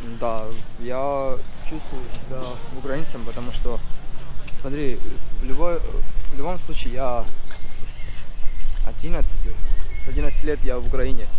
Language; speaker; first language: Russian; early bilingual, other home language; Georgian